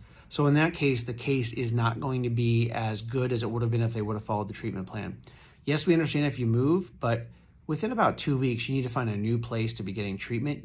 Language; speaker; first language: English; native; English